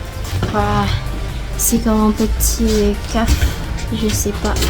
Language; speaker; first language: French; non-native, learner; Indonesian